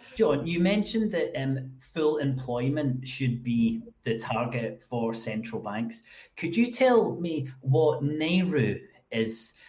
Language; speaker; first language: English; native; English